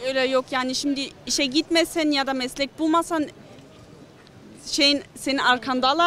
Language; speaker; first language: Turkish; early bilingual, other home language; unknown